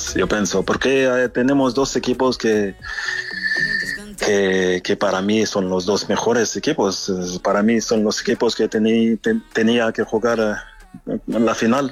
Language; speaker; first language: Spanish; non-native, fluent; French